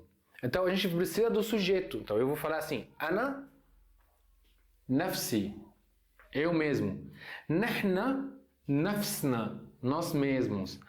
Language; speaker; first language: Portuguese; non-native, fluent; Arabic